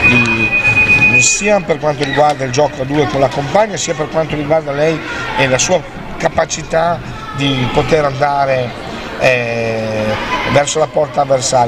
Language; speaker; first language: Italian; native; Italian